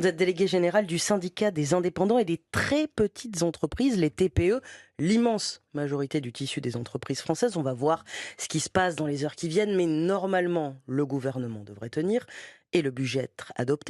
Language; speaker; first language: French; native; French